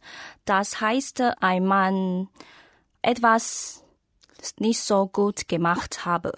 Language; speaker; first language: German; non-native, learner; Chinese